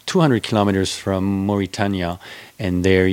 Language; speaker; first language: English; non-native, fluent; French